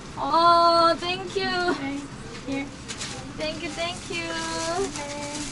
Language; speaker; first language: English; non-native, learner; Korean